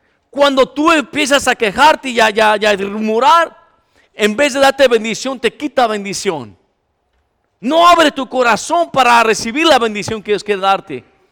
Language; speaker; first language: Spanish; native; Spanish